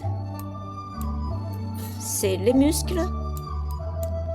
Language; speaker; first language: French; non-native, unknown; Chinese